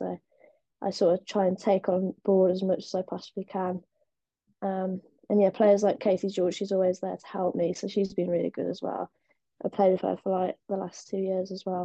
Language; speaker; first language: English; native; English